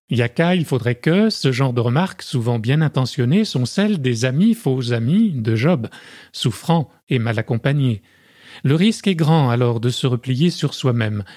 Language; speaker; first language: French; native; French